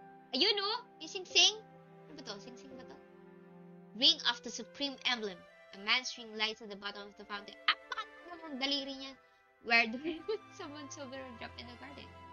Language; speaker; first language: English; non-native, local second language; Filipino